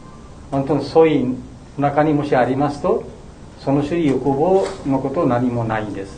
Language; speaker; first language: Japanese; non-native, learner; Bangla